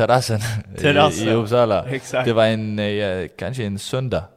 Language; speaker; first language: Swedish; non-native, learner; Danish